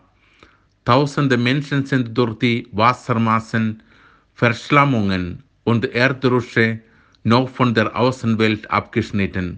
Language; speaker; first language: German; non-native, fluent; Malayalam